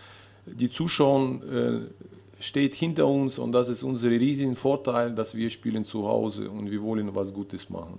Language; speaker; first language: German; non-native, learner; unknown